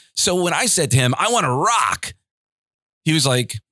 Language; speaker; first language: English; native; English